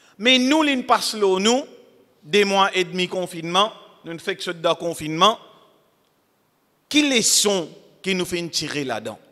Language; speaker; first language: French; non-native, local second language; Morisyen